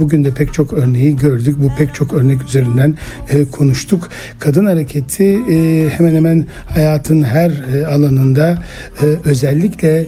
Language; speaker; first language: Turkish; native; Turkish